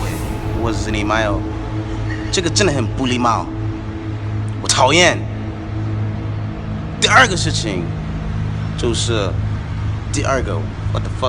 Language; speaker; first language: Chinese; non-native, fluent; English